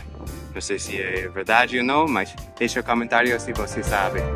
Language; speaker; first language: Portuguese; non-native, fluent; English